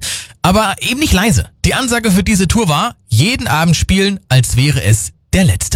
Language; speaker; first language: German; native; German